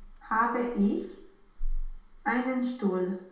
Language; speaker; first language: German; non-native, learner; Romanian